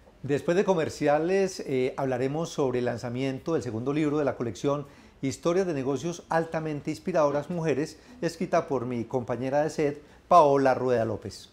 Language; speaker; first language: Spanish; native; Spanish